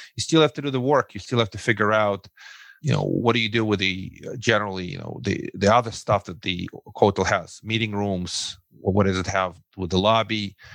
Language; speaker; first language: English; non-native, fluent; Russian